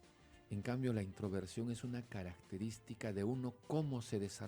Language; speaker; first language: Spanish; native; Spanish